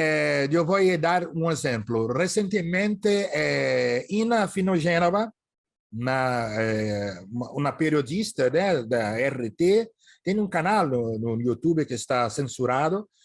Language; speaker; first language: Portuguese; native; Portuguese